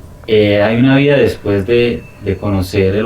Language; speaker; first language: Spanish; native; Spanish